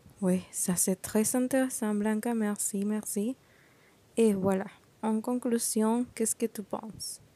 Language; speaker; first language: French; non-native, learner; Spanish